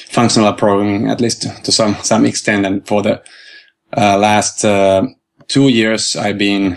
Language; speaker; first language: English; non-native, fluent; Finnish